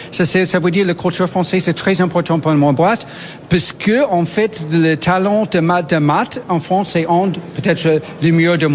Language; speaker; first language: French; non-native, learner; English